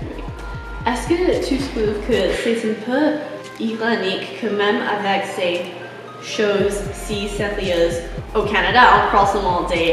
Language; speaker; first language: French; non-native, learner; English